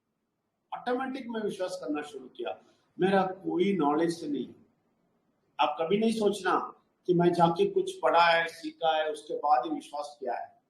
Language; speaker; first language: Hindi; non-native, local second language; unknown